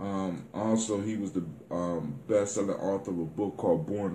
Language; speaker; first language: English; native; English